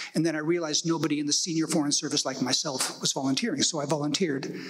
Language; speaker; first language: English; native; English